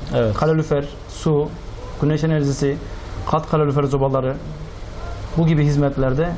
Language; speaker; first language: Turkish; native; Turkish